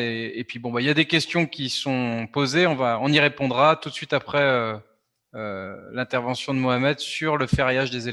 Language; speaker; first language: French; native; French